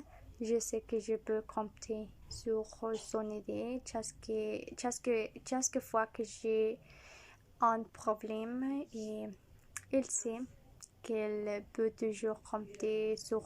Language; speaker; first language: French; non-native, learner; Spanish